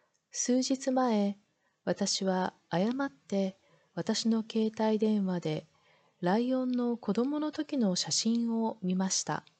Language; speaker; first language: Japanese; non-native, learner; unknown